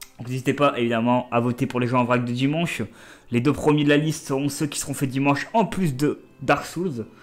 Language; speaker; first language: French; native; French